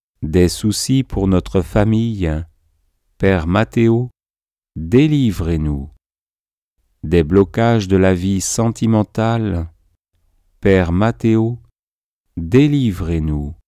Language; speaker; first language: French; native; French